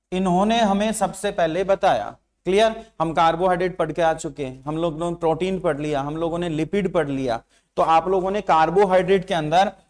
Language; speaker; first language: Hindi; native; Hindi